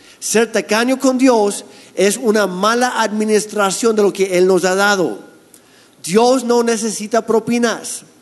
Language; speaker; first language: Spanish; non-native, fluent; English